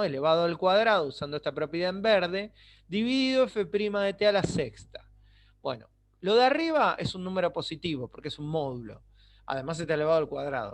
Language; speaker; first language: Spanish; native; Spanish